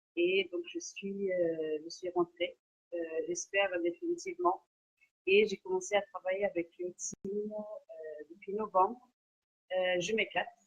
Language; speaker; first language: French; non-native, fluent; Portuguese